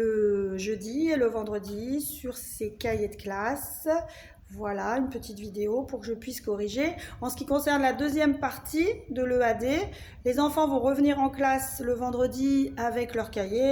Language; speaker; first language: French; native; French